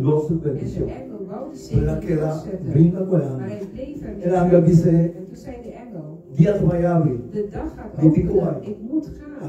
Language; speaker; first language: Dutch; non-native, local second language; Papiamento